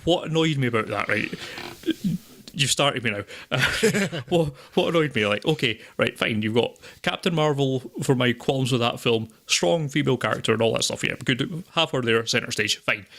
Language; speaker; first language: English; native; English